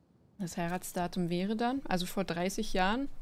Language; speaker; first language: German; native; German